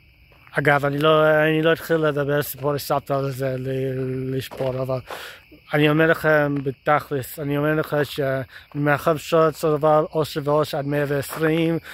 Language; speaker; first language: Hebrew; non-native, fluent; English